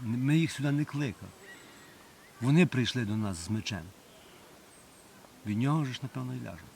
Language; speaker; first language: Ukrainian; native; Ukrainian